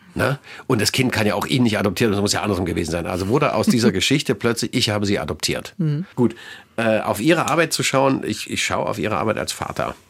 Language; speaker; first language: German; native; German